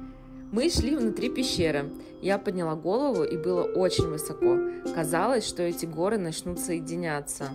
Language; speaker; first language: Russian; native; Russian